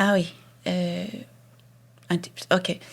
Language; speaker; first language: French; non-native, fluent; Portuguese